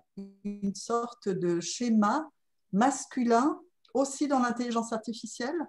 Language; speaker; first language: French; native; French